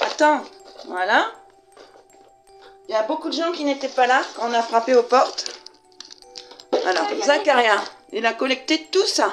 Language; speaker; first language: French; native; French